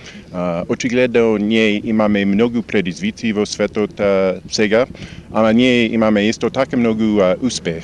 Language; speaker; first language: Macedonian; non-native, fluent; English